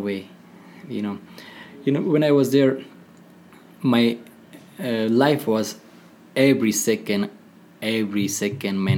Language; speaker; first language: English; non-native, learner; Persian